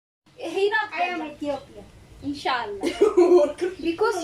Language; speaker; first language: English; non-native, learner; Amharic